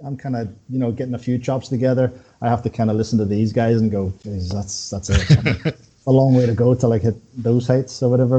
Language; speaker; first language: English; native; English